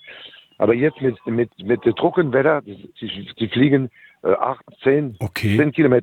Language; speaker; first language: German; non-native, learner; French